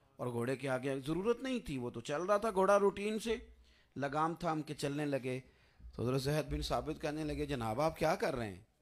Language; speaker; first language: Urdu; non-native, local second language; Punjabi